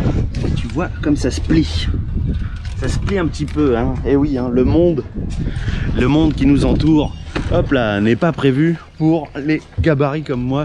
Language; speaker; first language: French; native; French